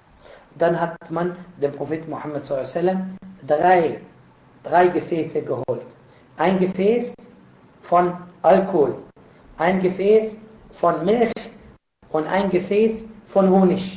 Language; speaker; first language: German; non-native, fluent; Arabic